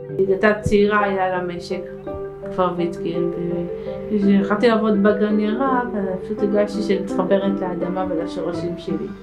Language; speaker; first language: Hebrew; native; Hebrew